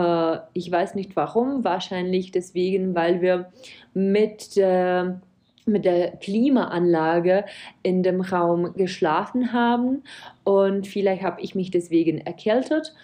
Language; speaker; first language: German; non-native, fluent; Czech